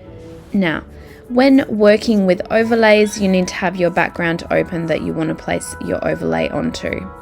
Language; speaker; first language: English; native; English